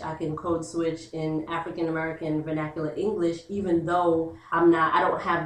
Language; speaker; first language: English; native; English